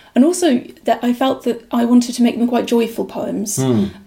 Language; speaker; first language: English; native; English